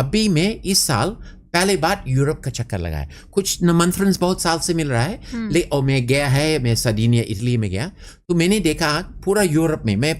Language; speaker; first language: Hindi; non-native, fluent; English